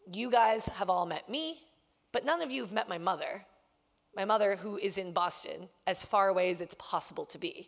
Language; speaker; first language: English; native; English